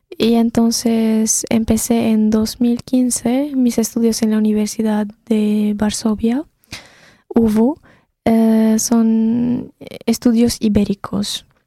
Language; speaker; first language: Spanish; non-native, fluent; Arabic